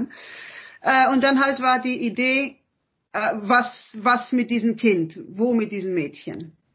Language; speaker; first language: German; early bilingual, other home language; Italian